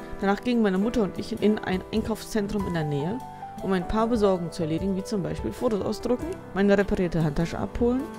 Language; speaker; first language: German; native; German